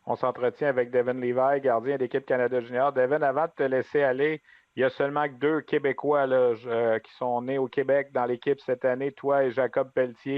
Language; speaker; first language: French; native; French